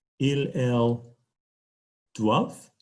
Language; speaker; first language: French; non-native, learner; English